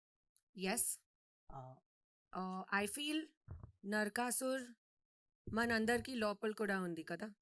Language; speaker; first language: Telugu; non-native, learner; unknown